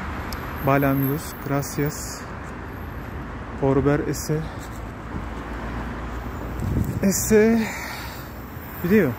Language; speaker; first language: Spanish; non-native, learner; Turkish